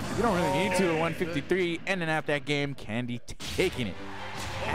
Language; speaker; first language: English; native; English